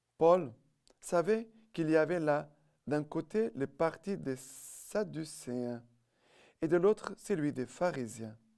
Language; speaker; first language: French; non-native, fluent; Portuguese